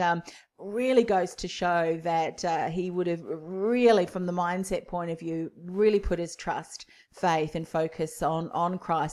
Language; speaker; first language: English; native; English